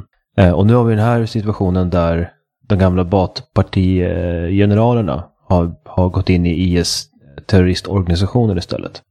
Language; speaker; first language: Swedish; native; Swedish